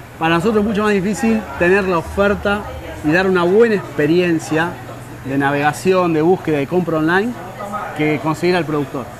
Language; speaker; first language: Spanish; native; Spanish